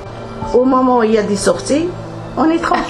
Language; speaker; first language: French; non-native, learner; Arabic